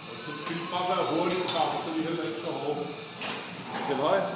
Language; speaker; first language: Danish; native; Danish